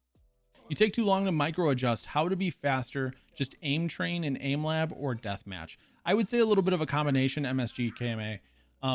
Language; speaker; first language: English; native; English